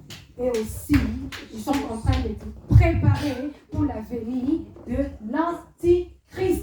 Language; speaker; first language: French; non-native, local second language; Lingala